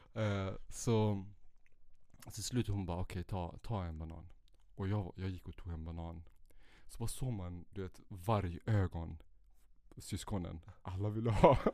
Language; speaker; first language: Swedish; early bilingual, other home language; Central Kurdish